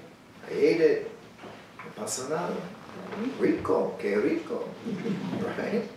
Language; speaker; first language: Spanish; non-native, learner; English